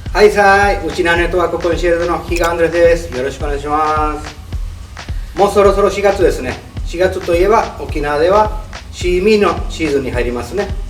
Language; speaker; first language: Japanese; early bilingual, heritage; Spanish